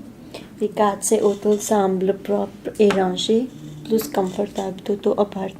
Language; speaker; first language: French; non-native, learner; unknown